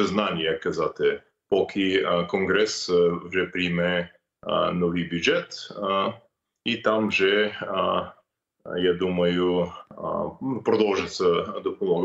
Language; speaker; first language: Ukrainian; non-native, fluent; English